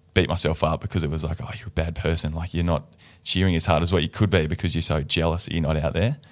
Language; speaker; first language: English; native; English